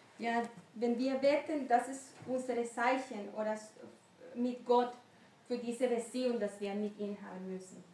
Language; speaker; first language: German; non-native, learner; Spanish